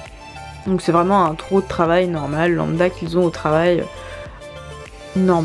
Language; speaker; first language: French; native; French